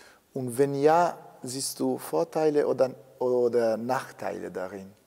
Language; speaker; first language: German; non-native, fluent; Italian